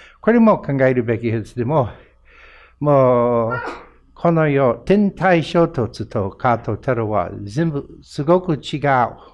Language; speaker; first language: Japanese; non-native, fluent; English